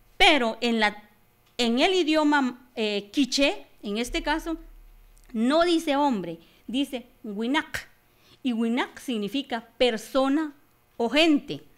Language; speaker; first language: Spanish; non-native, local second language; Kaqchikel